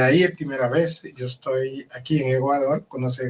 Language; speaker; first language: Spanish; non-native, fluent; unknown